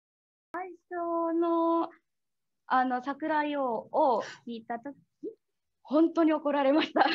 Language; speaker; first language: Japanese; non-native, learner; Indonesian